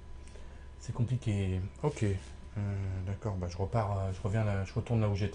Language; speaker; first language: French; native; French